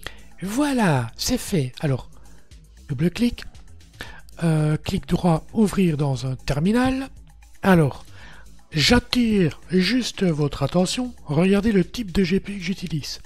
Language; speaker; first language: French; native; French